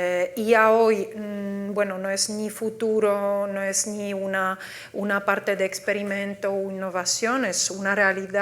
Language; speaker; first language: Spanish; non-native, fluent; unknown